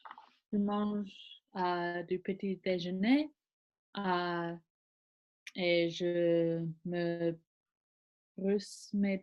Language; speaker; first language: French; non-native, learner; English